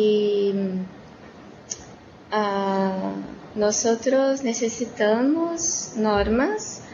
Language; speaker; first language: Spanish; non-native, learner; Portuguese